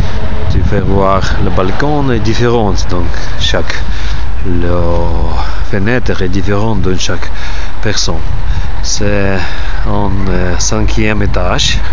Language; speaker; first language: French; non-native, learner; Ukrainian